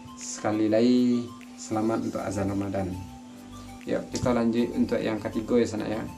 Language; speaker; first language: Indonesian; non-native, local second language; Minangkabau